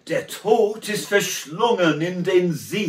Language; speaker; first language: German; non-native, fluent; English